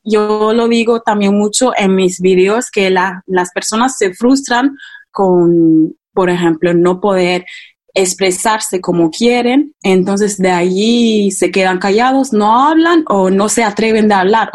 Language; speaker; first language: English; non-native, fluent; German